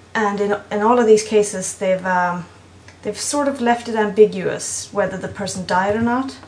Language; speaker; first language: English; non-native, fluent; Swedish